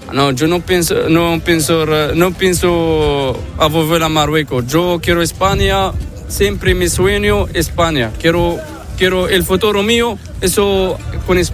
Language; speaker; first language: Spanish; non-native, learner; Arabic